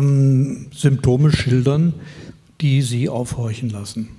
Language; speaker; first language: German; native; German